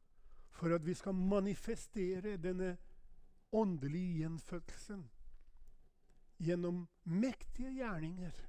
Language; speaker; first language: Norwegian; non-native, fluent; Albanian